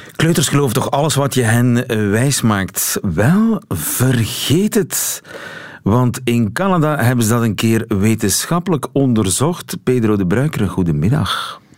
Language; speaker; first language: Dutch; native; Dutch